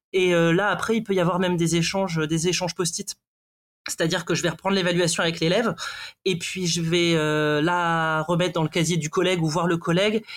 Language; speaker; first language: French; native; French